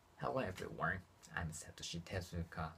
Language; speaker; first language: English; non-native, learner; Japanese